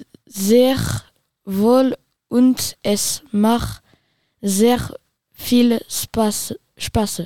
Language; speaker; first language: German; non-native, learner; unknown